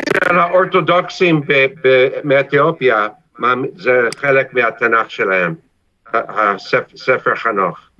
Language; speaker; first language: Hebrew; non-native, fluent; English